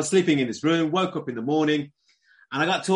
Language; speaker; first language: English; native; English